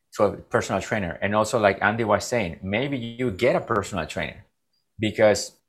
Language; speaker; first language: English; non-native, fluent; Spanish